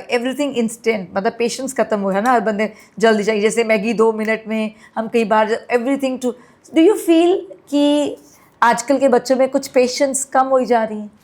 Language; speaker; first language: Hindi; non-native, local second language; Punjabi